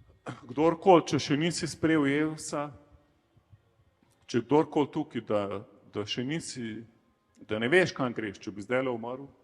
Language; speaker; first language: Slovenian; native; Slovenian